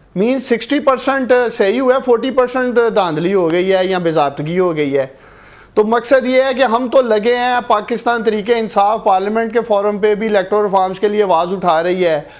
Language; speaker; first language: Urdu; non-native, local second language; Punjabi